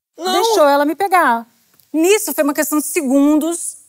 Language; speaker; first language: Portuguese; native; Portuguese